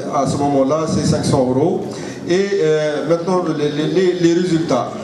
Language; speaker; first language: French; non-native, local second language; Arabic